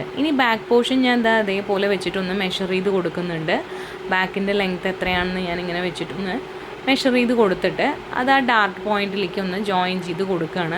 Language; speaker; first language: Malayalam; native; Malayalam